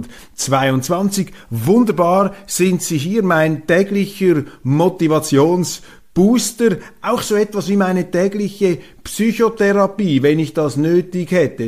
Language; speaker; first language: German; native; German